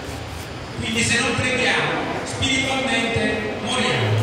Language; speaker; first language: Italian; non-native, learner; Bangla